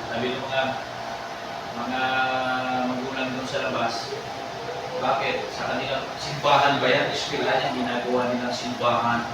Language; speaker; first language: Filipino; non-native, local second language; Bikol